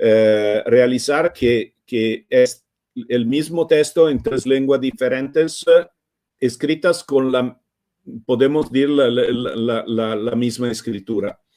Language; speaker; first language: Spanish; non-native, fluent; Italian